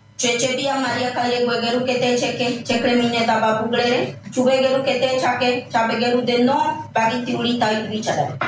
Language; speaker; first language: Spanish; non-native, local second language; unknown